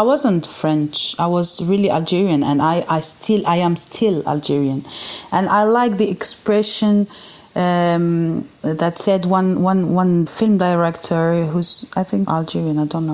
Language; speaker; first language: English; non-native, fluent; Arabic